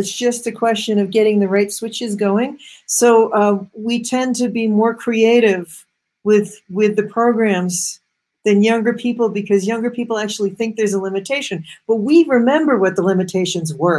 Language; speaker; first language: English; native; English